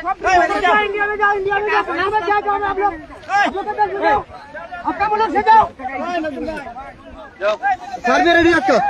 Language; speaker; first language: Hindi; non-native, learner; Bangla